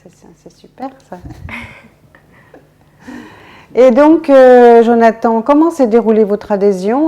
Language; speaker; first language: French; native; French